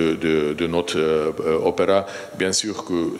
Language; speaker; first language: French; non-native, fluent; Slovenian